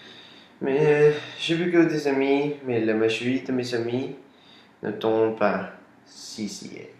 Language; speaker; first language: French; non-native, learner; Spanish